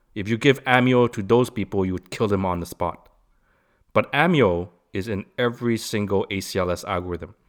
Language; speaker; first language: English; native; English